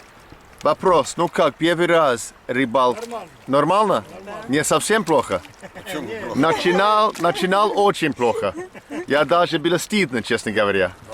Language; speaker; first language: Russian; non-native, learner; English